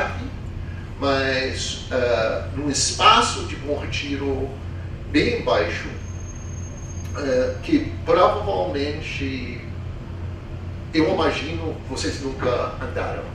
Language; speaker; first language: Portuguese; non-native, fluent; English